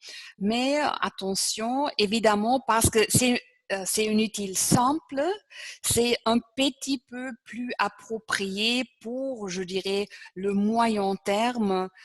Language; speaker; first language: French; non-native, fluent; German